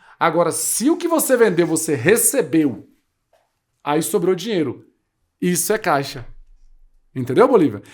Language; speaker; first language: Portuguese; native; Portuguese